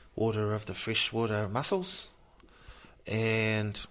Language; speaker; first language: English; native; English